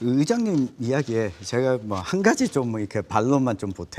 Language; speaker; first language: Korean; native; Korean